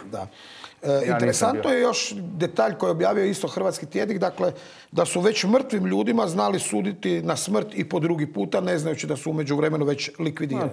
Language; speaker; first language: Croatian; native; Croatian